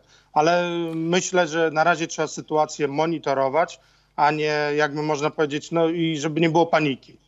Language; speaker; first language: Polish; native; Polish